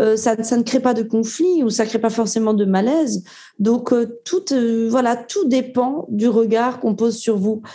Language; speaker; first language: French; native; French